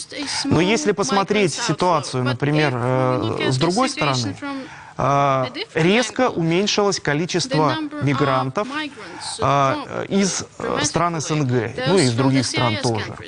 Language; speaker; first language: Russian; native; Russian